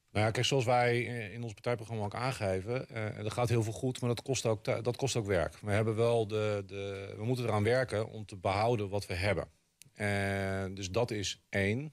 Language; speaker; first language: Dutch; native; Dutch